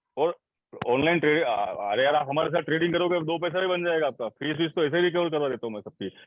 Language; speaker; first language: Hindi; native; Hindi